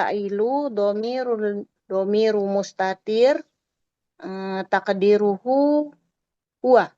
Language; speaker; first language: Arabic; non-native, learner; Indonesian